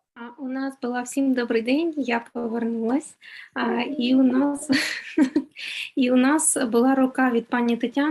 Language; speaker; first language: Ukrainian; native; Ukrainian